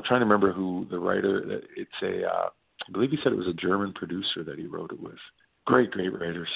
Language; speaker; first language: English; native; English